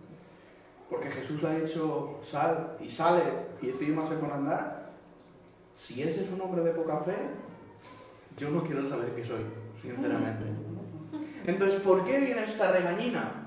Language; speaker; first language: Spanish; native; Spanish